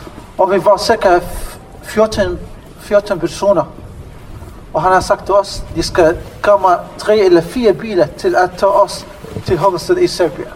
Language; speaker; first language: Danish; non-native, learner; Arabic